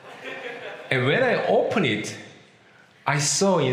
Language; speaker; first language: English; non-native, fluent; Korean